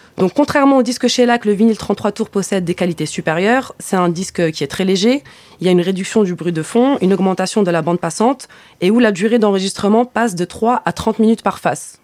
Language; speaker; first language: French; native; French